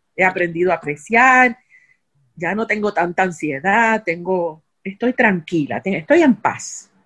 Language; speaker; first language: Spanish; native; Spanish